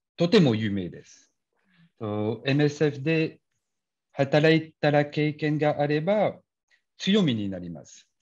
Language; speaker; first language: Japanese; non-native, learner; French